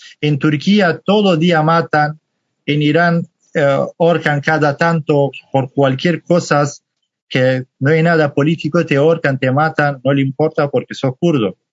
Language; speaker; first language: Spanish; non-native, fluent; Kurdish